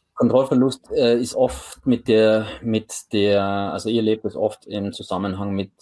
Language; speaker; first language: German; native; German